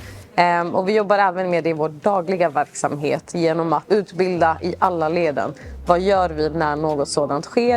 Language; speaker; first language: Swedish; native; Swedish